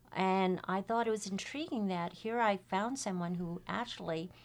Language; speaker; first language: English; native; English